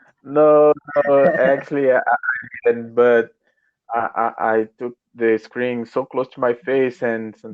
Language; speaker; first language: English; non-native, learner; Portuguese